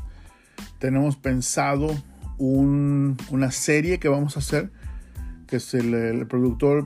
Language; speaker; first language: Spanish; native; Spanish